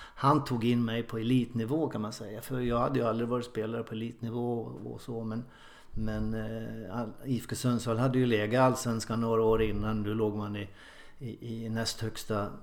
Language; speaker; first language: Swedish; native; Swedish